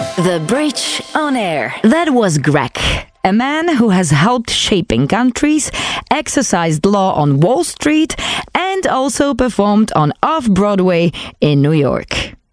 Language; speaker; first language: English; non-native, fluent; Slovak